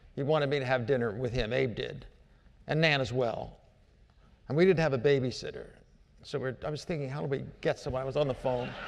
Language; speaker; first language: English; native; English